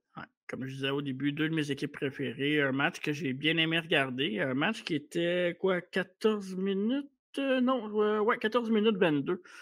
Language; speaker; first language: French; native; French